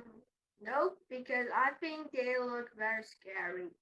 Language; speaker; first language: English; non-native, learner; Chinese